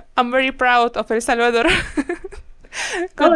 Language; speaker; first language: English; non-native, learner; Ukrainian